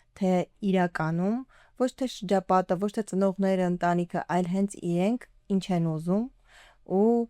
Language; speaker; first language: Armenian; early bilingual, heritage; Armenian